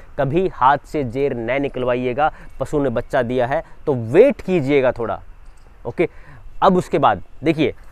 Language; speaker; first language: Hindi; native; Hindi